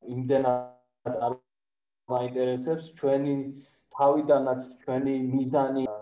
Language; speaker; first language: Georgian; non-native, fluent; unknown